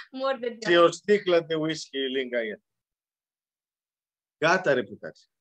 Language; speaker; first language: Romanian; non-native, learner; Greek